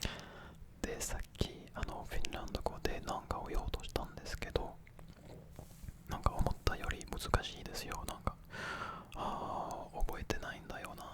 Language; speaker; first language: Japanese; non-native, fluent; French